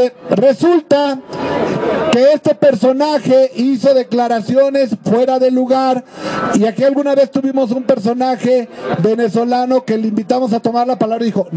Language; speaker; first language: Spanish; native; Spanish